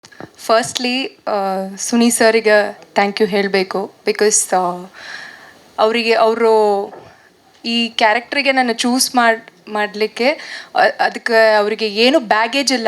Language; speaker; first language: Kannada; non-native, fluent; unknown